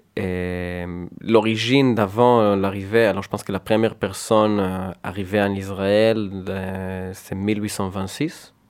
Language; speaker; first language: French; non-native, fluent; Hebrew